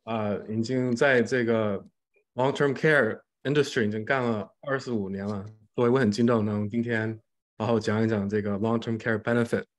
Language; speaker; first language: Chinese; early bilingual, other home language; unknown